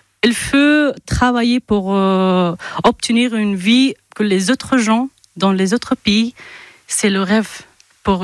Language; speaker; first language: French; non-native, fluent; Persian